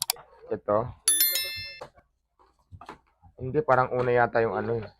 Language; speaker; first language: Filipino; non-native, local second language; Hiligaynon